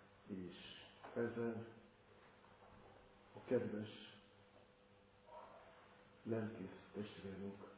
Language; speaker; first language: Hungarian; non-native, fluent; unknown